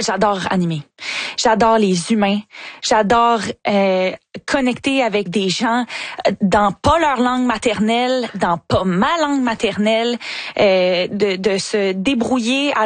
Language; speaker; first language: French; native; French